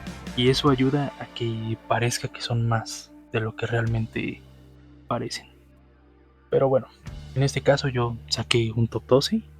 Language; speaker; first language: Spanish; native; Spanish